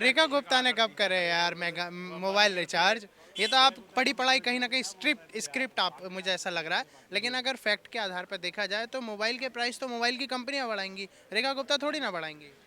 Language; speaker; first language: Hindi; native; Hindi